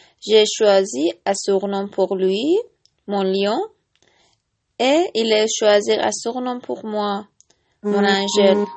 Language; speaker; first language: French; non-native, learner; Persian